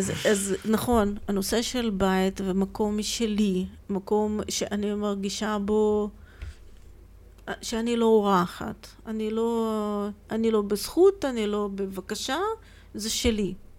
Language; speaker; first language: Hebrew; non-native, fluent; Russian